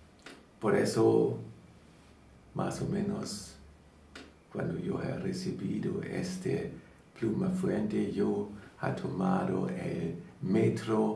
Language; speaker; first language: Spanish; non-native, learner; German